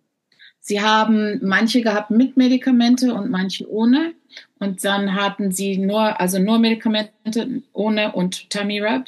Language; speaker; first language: German; non-native, fluent; English